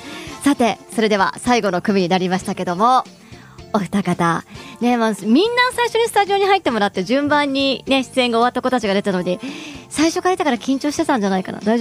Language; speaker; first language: Japanese; native; Japanese